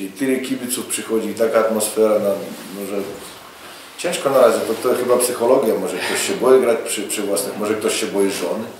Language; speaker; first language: Polish; non-native, fluent; Russian